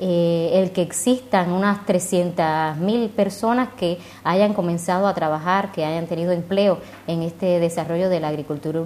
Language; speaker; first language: Spanish; native; Spanish